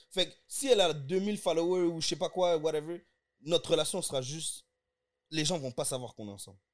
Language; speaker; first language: French; early bilingual, other home language; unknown